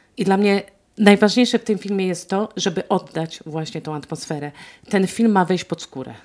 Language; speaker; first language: Polish; native; Polish